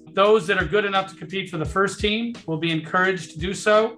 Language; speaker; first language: English; native; English